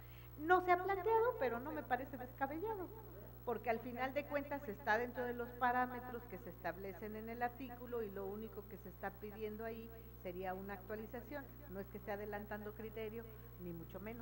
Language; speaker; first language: Spanish; native; Spanish